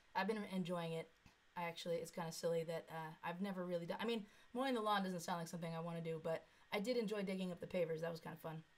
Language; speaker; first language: English; native; English